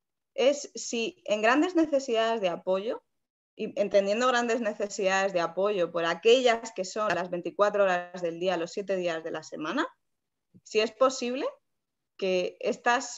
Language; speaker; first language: Spanish; native; Spanish